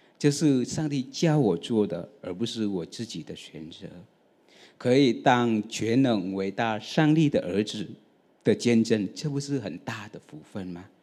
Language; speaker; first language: Chinese; non-native, fluent; Vietnamese